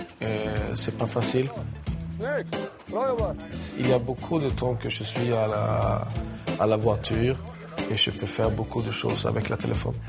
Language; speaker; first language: French; non-native, learner; Swedish